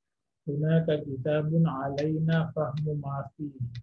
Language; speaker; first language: Arabic; non-native, fluent; Indonesian